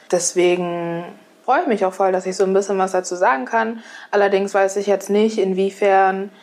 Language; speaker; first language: German; native; German